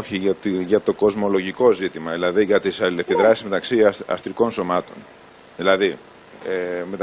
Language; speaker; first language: Greek; native; Greek